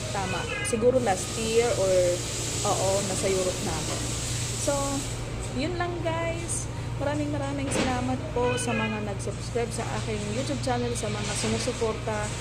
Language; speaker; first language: Filipino; non-native, local second language; Cebuano